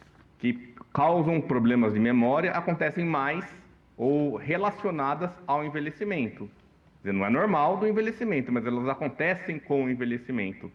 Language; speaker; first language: Portuguese; native; Portuguese